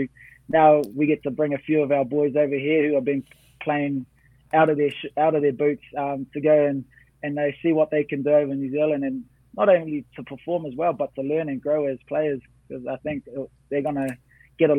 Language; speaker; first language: English; native; English